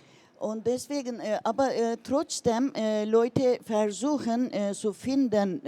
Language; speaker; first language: German; non-native, learner; Turkish